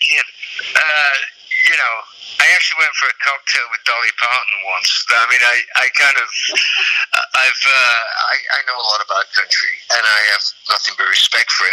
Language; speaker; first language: English; native; English